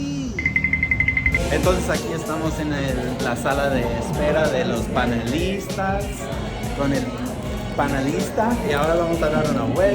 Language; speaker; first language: Spanish; non-native, fluent; English